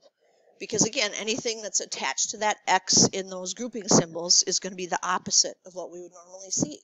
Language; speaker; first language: English; native; English